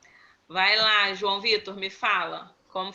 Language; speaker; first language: Portuguese; native; Portuguese